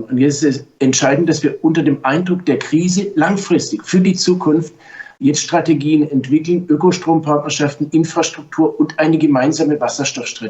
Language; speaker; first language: German; native; German